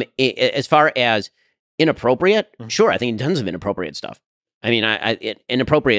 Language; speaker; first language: English; native; English